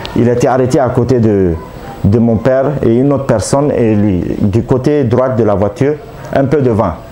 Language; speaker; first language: French; non-native, local second language; Arabic